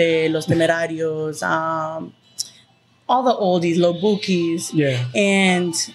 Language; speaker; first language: English; native; English